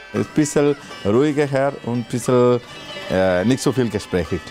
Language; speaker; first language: German; non-native, learner; Malayalam